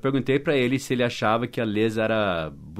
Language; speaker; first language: Portuguese; non-native, fluent; English